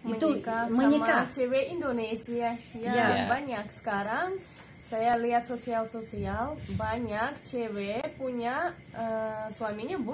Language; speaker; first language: Indonesian; non-native, learner; Russian